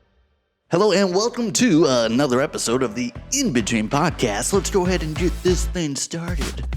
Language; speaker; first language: English; native; English